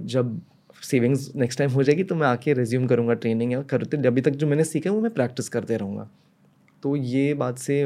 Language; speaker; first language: Hindi; native; Hindi